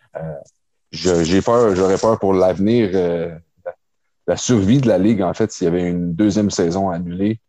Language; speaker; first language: French; native; French